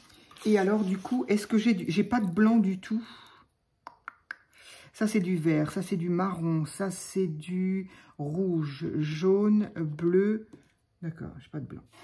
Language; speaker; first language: French; native; French